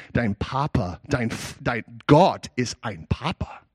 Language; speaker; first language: German; non-native, learner; English